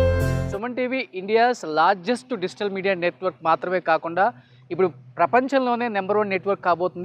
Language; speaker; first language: Telugu; native; Telugu